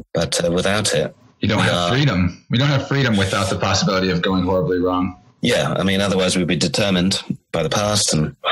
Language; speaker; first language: English; native; English